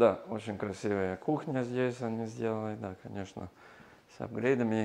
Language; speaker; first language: Russian; non-native, learner; English